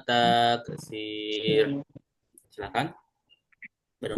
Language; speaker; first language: Indonesian; native; Indonesian